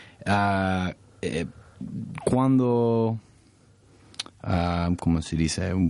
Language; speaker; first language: Spanish; non-native, learner; English